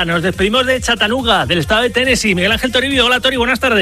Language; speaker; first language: Spanish; native; Spanish